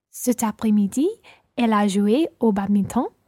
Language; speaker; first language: French; non-native, learner; English